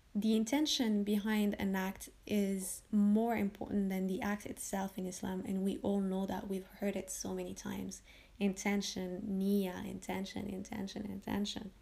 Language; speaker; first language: English; early bilingual, heritage; French